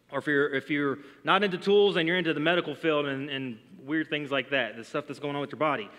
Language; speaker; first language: English; native; English